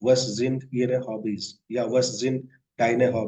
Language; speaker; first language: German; non-native, fluent; Hindi